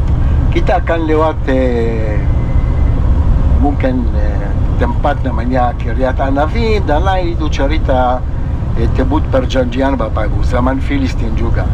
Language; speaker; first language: Indonesian; non-native, fluent; Hebrew